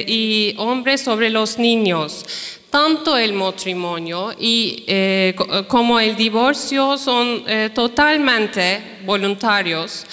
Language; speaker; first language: Spanish; non-native, fluent; Turkish